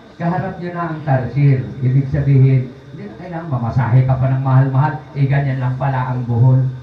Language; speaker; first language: Filipino; non-native, local second language; Cebuano